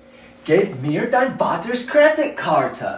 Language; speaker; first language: German; non-native, learner; English